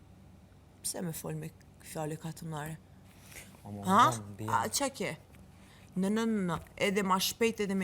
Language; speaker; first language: Albanian; non-native, learner; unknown